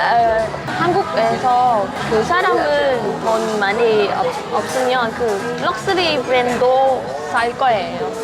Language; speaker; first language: Korean; non-native, learner; Vietnamese